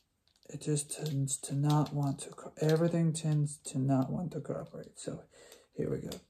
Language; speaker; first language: English; native; English